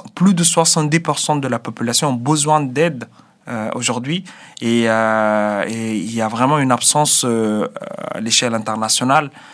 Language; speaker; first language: French; non-native, fluent; Arabic